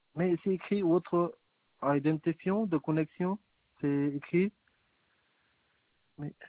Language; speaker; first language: French; non-native, learner; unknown